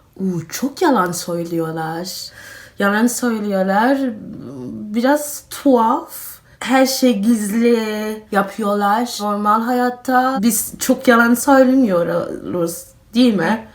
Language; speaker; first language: Turkish; non-native, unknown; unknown